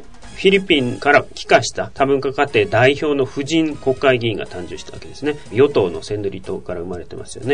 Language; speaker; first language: Japanese; native; Japanese